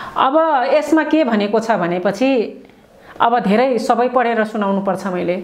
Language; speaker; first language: Nepali; non-native, local second language; Rana Tharu